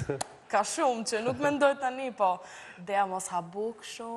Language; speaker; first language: Albanian; early bilingual, heritage; Albanian